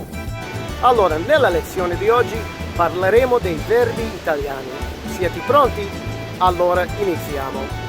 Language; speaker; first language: Italian; non-native, fluent; English